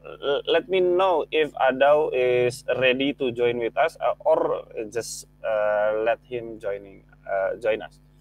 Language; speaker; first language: English; non-native, fluent; Indonesian